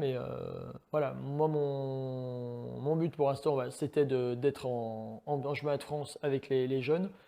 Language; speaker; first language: French; native; French